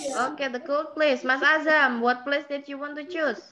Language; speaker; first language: English; non-native, learner; Indonesian